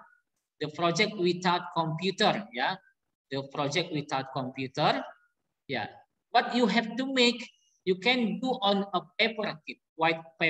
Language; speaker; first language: English; non-native, learner; Indonesian